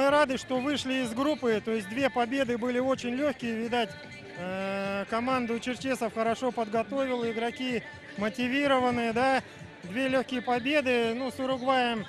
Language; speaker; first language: Russian; native; Russian